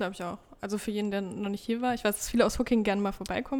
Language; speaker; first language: German; native; German